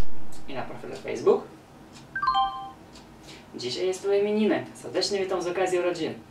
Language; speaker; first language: Polish; non-native, learner; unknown